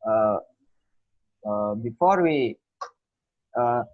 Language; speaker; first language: English; non-native, learner; Indonesian